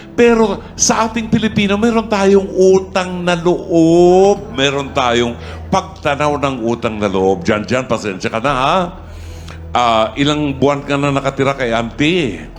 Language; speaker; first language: Filipino; native; Filipino